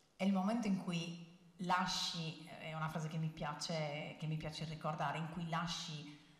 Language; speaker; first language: Italian; native; Italian